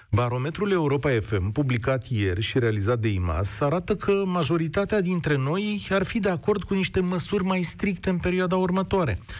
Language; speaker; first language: Romanian; native; Romanian